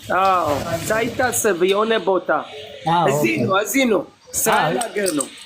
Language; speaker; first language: Amharic; non-native, fluent; Hebrew